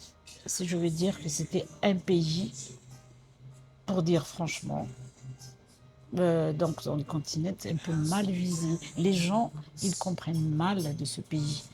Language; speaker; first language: French; non-native, local second language; Malagasy